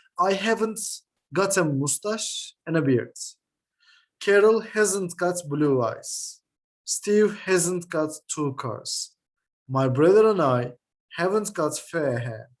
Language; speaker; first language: English; non-native, fluent; Turkish